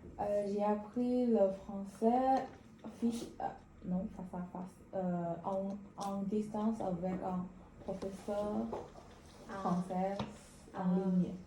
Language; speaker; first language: French; non-native, learner; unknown